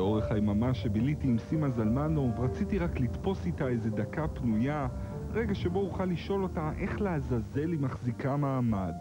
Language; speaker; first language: Hebrew; native; Hebrew